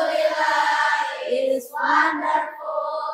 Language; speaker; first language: English; non-native, learner; Indonesian